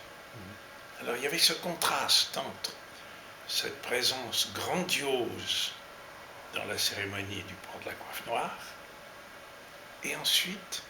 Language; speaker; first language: French; native; French